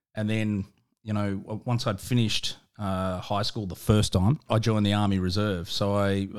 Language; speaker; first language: English; native; English